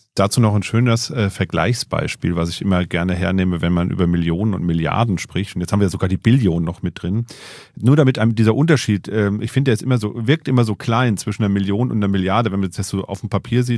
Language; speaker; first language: German; native; German